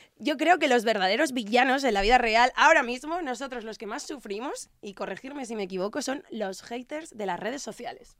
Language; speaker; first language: Spanish; native; Spanish